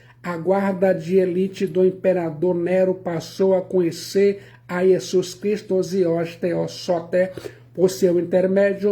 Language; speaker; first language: Portuguese; native; Portuguese